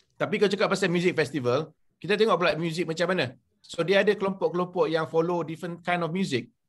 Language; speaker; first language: Malay; native; Malay